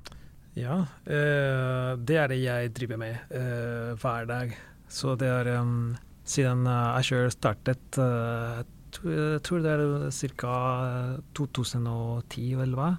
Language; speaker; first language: Norwegian; non-native, fluent; Spanish